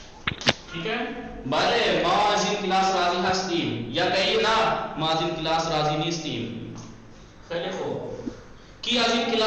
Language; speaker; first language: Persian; non-native, fluent; Urdu